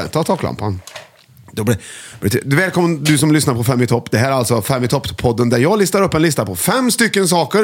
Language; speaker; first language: Swedish; native; Swedish